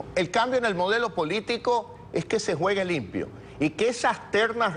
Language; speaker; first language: Spanish; native; Spanish